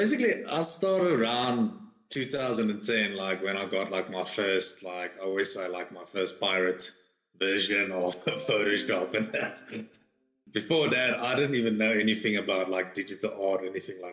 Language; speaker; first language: English; non-native, local second language; Afrikaans